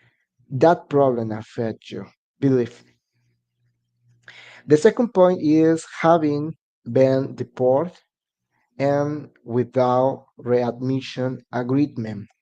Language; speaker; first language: English; non-native, learner; Spanish